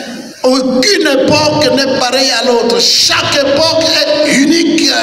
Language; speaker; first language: French; non-native, local second language; Kituba (Democratic Republic of Congo)